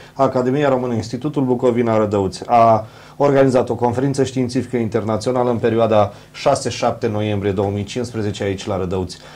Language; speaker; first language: Romanian; native; Romanian